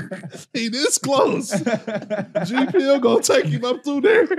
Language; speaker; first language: English; native; English